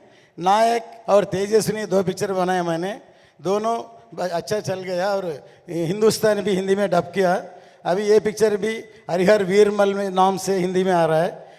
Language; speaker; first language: Hindi; non-native, local second language; Tamil